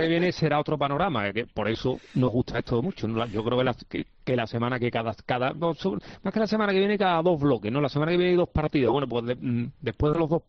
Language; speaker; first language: Spanish; native; Spanish